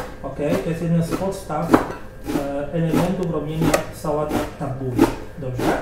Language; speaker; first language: Polish; non-native, fluent; Arabic